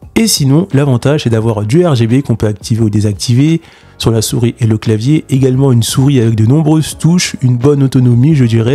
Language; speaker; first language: French; native; French